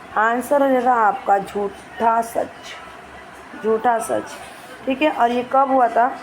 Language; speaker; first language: Hindi; native; Hindi